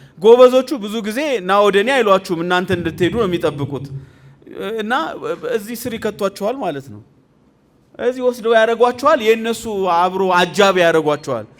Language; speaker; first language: Amharic; native; Amharic